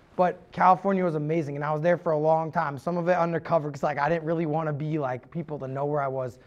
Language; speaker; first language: English; native; English